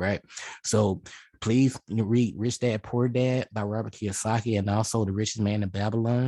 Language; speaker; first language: English; native; English